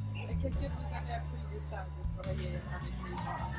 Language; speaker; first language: French; non-native, learner; English